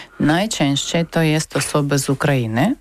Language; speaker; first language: Polish; non-native, learner; Ukrainian